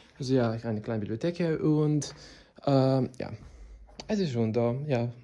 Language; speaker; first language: German; non-native, learner; Serbian